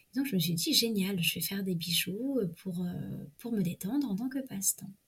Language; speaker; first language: French; native; French